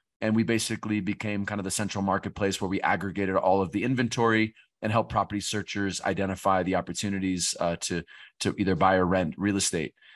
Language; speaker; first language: English; native; English